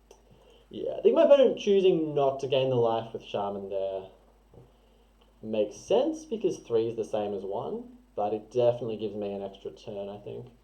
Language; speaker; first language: English; native; English